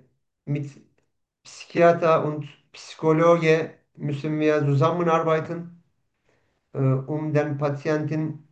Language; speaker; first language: German; non-native, fluent; Turkish